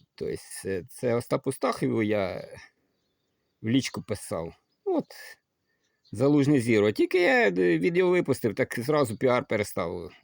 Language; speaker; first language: Ukrainian; non-native, local second language; Russian